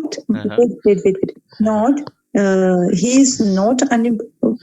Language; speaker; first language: English; non-native, learner; Hindi